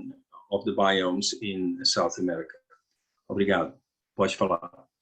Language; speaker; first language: Portuguese; non-native, learner; Dutch